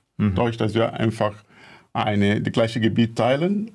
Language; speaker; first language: German; non-native, fluent; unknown